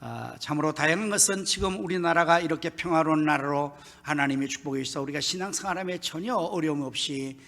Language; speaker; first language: Korean; native; Korean